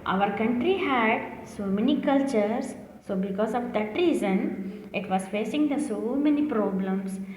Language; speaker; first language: English; non-native, local second language; Kannada